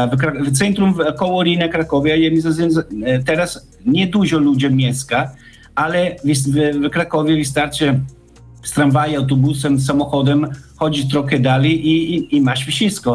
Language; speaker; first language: Polish; non-native, learner; Italian